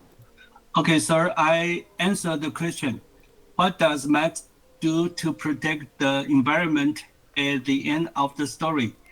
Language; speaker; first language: English; non-native, learner; Chinese